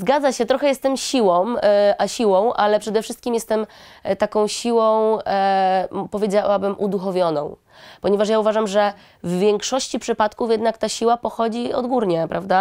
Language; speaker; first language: Polish; native; Polish